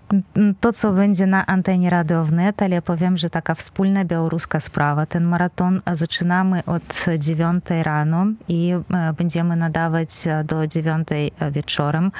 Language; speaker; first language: Polish; non-native, fluent; Belarusian